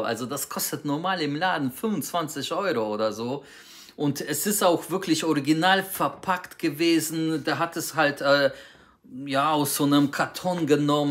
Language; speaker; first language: German; native; German